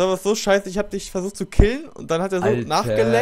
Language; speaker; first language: German; native; German